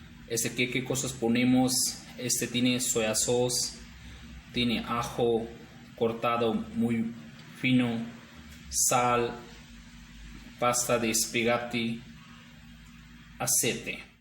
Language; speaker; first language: Spanish; non-native, learner; Urdu